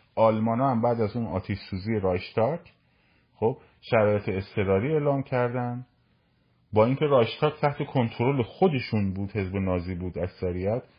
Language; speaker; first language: Persian; native; Persian